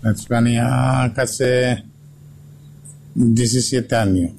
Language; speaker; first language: Spanish; non-native, learner; Bangla